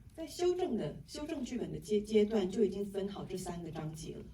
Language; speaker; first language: Chinese; native; Chinese